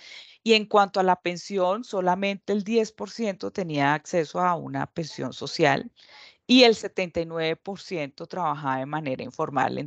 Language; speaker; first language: Spanish; native; Spanish